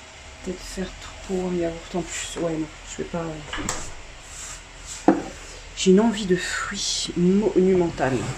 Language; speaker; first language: French; native; French